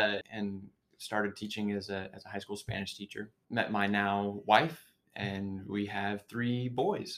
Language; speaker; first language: English; native; English